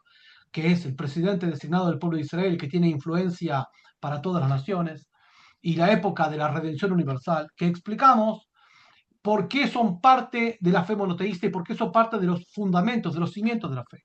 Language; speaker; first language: Spanish; native; Spanish